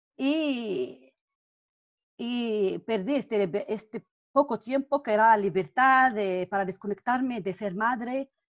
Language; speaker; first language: Spanish; non-native, fluent; Arabic